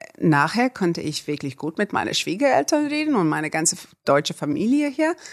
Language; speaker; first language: German; non-native, fluent; Afrikaans